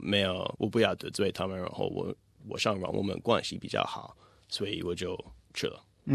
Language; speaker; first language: Chinese; non-native, fluent; English